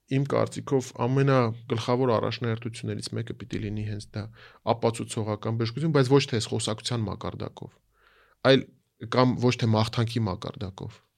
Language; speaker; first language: Armenian; native; Armenian